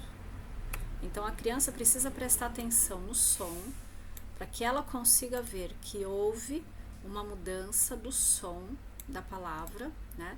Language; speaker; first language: Portuguese; native; Portuguese